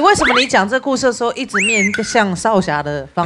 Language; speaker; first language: Chinese; native; Chinese